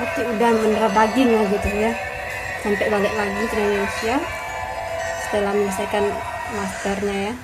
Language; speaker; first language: Indonesian; native; Indonesian